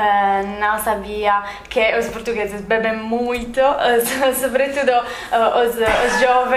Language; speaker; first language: Portuguese; non-native, learner; Italian